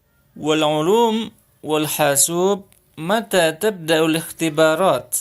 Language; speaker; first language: Arabic; non-native, fluent; Indonesian